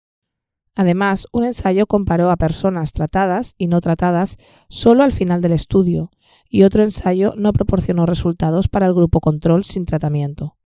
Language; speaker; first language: Spanish; native; Spanish